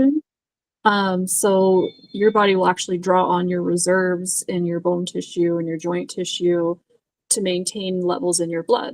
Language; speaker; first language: English; native; English